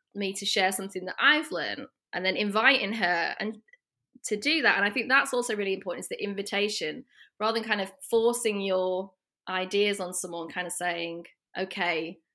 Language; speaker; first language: English; native; English